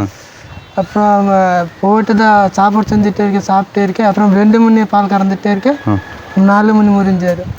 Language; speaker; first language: Tamil; non-native, local second language; Hindi